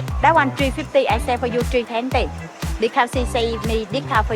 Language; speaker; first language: English; non-native, learner; Vietnamese